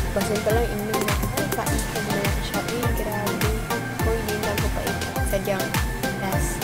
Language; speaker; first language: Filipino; non-native, local second language; Cebuano